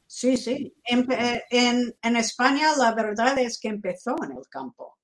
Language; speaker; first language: Spanish; non-native, fluent; English